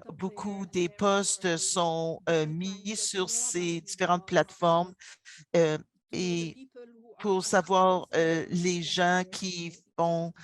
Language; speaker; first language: French; non-native, local second language; English